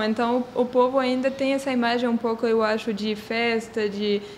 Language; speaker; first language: Portuguese; non-native, fluent; French